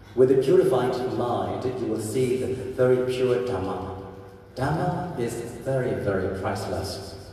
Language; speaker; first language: English; non-native, fluent; Burmese